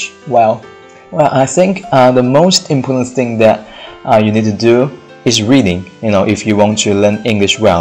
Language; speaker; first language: English; non-native, fluent; Chinese